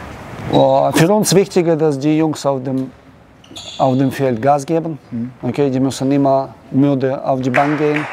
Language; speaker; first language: German; non-native, learner; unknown